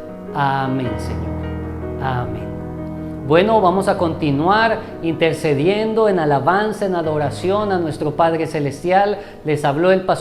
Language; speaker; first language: Spanish; native; Spanish